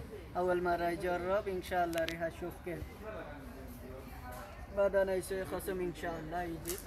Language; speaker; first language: Arabic; non-native, learner; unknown